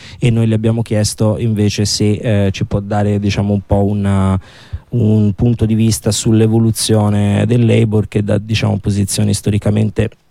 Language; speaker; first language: Italian; native; Italian